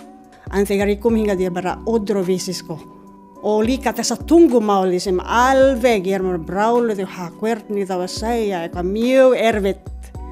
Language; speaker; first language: Icelandic; non-native, learner; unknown